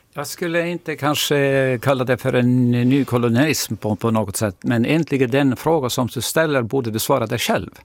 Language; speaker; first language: Swedish; non-native, fluent; Estonian